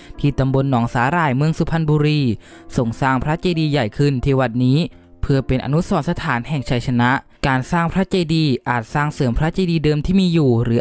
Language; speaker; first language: Thai; native; Thai